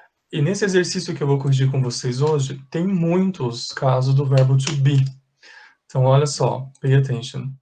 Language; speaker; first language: Portuguese; native; Portuguese